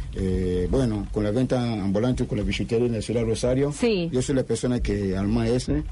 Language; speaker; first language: Spanish; non-native, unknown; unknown